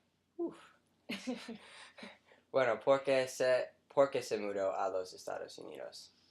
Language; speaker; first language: Spanish; non-native, learner; English